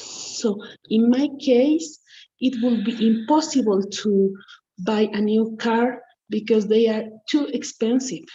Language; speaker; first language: English; non-native, learner; Spanish